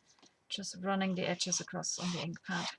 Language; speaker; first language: English; native; English